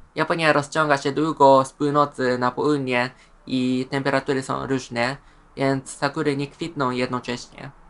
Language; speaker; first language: Polish; non-native, fluent; Japanese